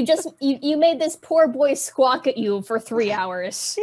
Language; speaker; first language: English; native; English